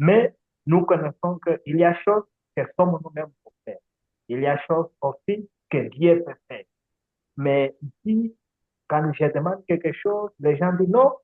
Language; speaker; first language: French; non-native, learner; Portuguese